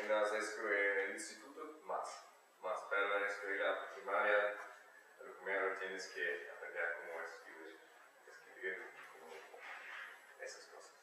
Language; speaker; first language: Spanish; non-native, learner; German